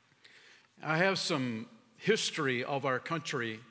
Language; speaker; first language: English; native; English